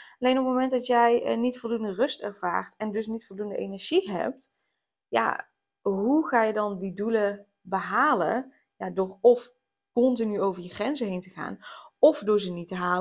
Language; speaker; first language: Dutch; native; Dutch